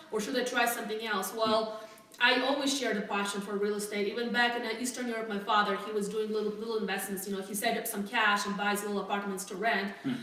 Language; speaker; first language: English; non-native, fluent; Russian